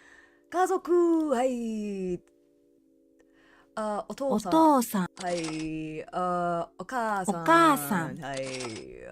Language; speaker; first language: Japanese; non-native, learner; English